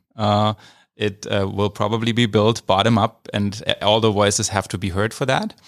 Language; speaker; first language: English; non-native, fluent; German